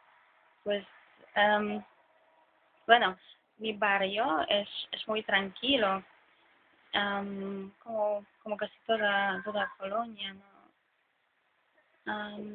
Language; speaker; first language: Spanish; non-native, fluent; Polish